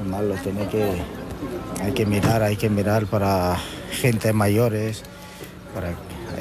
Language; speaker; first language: Spanish; non-native, learner; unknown